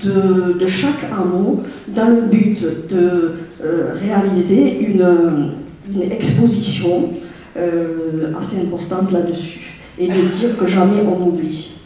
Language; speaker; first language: French; native; French